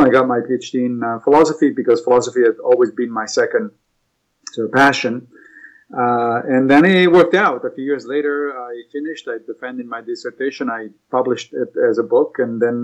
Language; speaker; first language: English; non-native, fluent; Italian